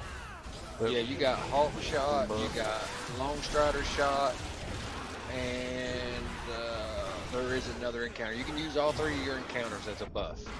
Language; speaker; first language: English; native; English